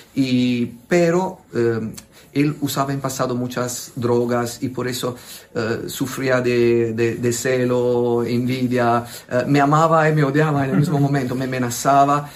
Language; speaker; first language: Spanish; non-native, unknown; Italian